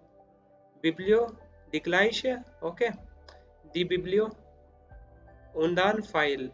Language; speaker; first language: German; non-native, learner; Spanish